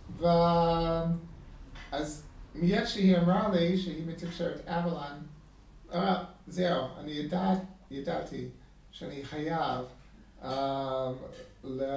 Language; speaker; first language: Hebrew; non-native, fluent; English